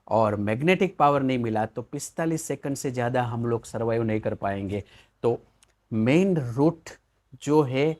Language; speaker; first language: Hindi; non-native, local second language; Gujarati